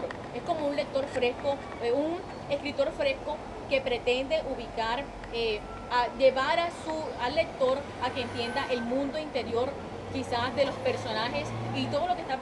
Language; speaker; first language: Spanish; native; Spanish